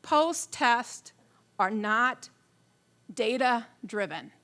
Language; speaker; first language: English; native; English